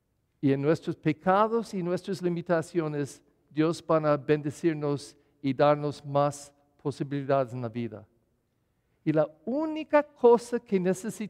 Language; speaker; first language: Spanish; non-native, learner; English